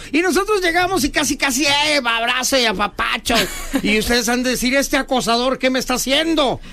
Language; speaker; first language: Spanish; native; Spanish